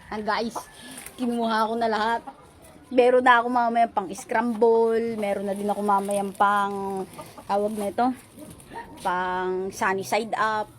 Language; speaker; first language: Filipino; non-native, local second language; Bikol